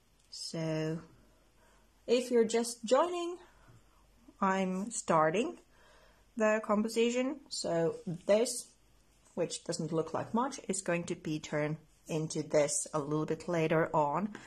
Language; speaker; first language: English; non-native, fluent; Finnish